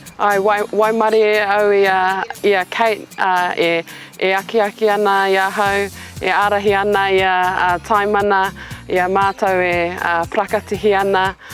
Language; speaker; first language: Māori; non-native, local second language; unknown